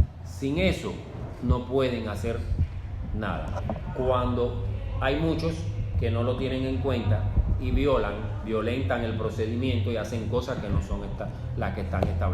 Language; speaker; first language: Spanish; native; Spanish